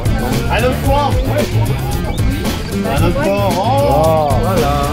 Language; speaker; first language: French; native; French